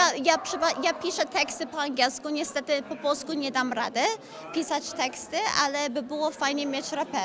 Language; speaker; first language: Polish; early bilingual, heritage; Polish